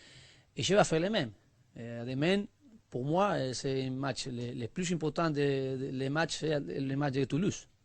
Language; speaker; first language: French; non-native, learner; Spanish